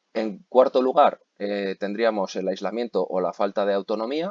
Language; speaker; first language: Spanish; native; Spanish